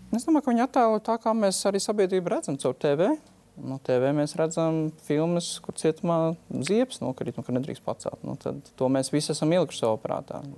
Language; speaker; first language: Latvian; native; Latvian